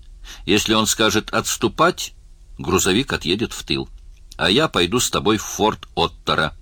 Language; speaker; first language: Russian; native; Russian